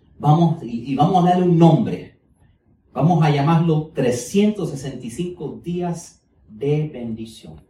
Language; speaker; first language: Spanish; early bilingual, heritage; Spanish